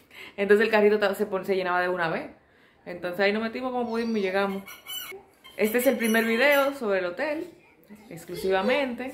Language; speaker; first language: Spanish; native; Spanish